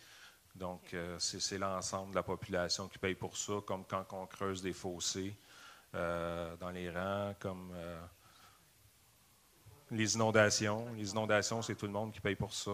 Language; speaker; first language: French; native; French